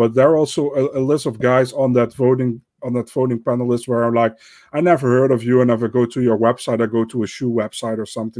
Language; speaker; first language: English; non-native, fluent; Dutch